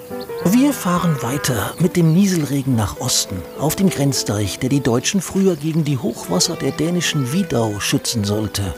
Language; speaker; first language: German; native; German